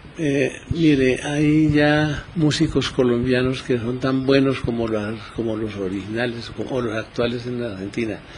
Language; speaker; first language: Spanish; native; Spanish